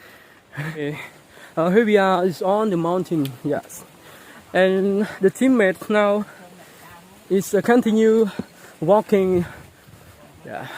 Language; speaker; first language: English; non-native, local second language; Khmer